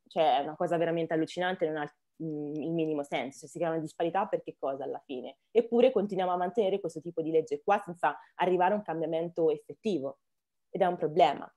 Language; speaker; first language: Italian; early bilingual, other home language; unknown